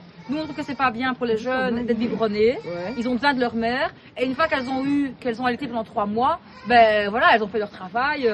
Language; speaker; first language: French; native; French